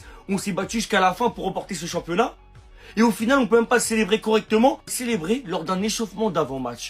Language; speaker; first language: French; native; French